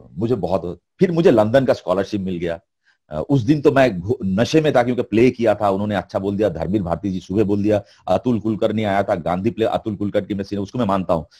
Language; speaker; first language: Hindi; non-native, local second language; Bangla